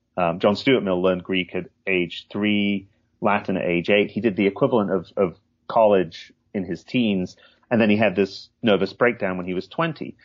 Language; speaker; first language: English; native; English